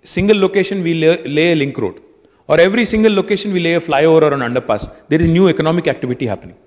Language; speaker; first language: Hindi; non-native, local second language; Telugu